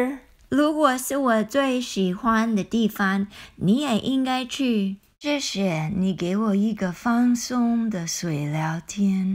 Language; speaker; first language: Chinese; non-native, learner; English